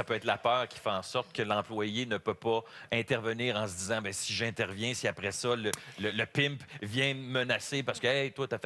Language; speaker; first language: French; native; French